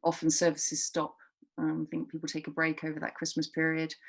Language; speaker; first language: English; native; English